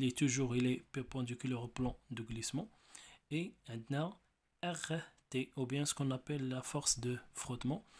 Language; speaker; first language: French; non-native, local second language; Arabic